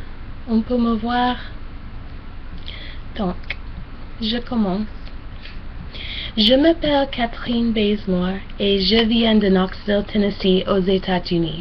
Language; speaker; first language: French; non-native, learner; English